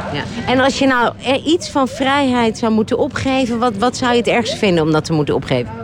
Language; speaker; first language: Dutch; native; Dutch